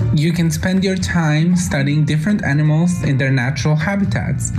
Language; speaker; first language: English; non-native, fluent; Bosnian